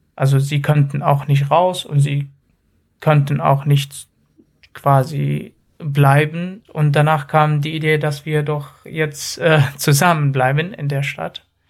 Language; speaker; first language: German; non-native, fluent; Arabic